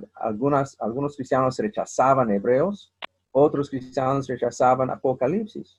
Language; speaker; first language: Spanish; non-native, fluent; English